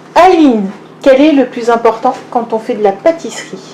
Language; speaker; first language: French; native; French